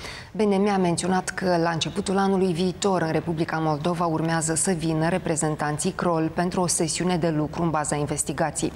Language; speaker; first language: Romanian; native; Romanian